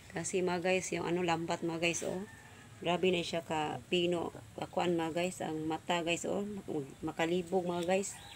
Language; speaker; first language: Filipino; non-native, local second language; Cebuano